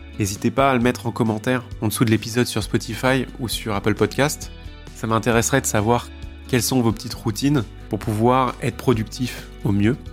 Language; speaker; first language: French; native; French